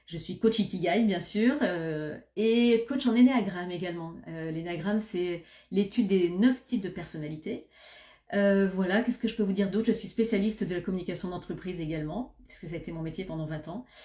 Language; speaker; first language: French; native; French